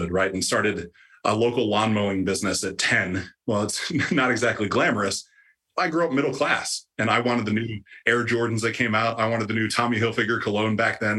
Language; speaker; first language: English; native; English